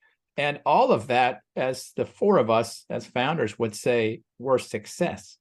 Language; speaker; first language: English; native; English